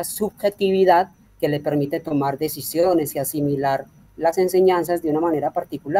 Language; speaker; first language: Spanish; native; Spanish